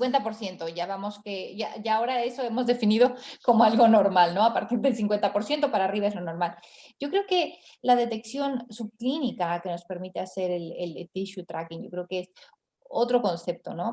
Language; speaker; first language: Spanish; native; Spanish